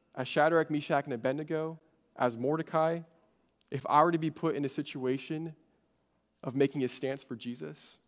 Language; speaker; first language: English; native; English